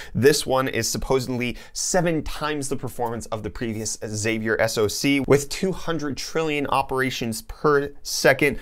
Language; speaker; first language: English; native; English